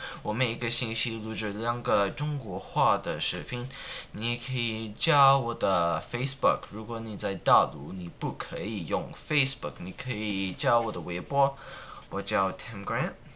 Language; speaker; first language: Chinese; non-native, learner; English